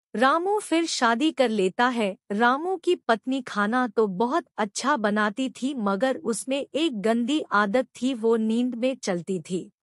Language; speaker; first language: Hindi; native; Hindi